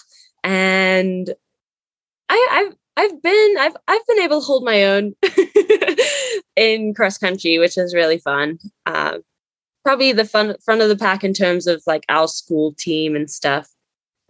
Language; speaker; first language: English; native; English